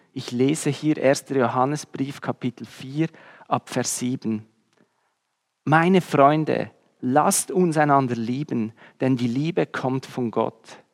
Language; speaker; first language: German; native; German